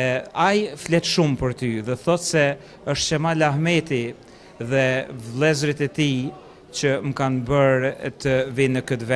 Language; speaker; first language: Albanian; native; Albanian